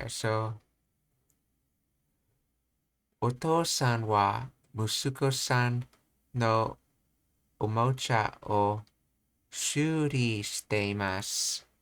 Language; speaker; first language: Japanese; non-native, learner; English